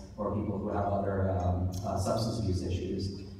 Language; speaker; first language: English; native; English